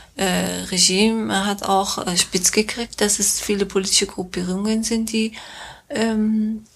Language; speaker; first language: German; non-native, fluent; Persian